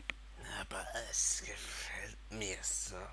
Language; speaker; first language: German; non-native, learner; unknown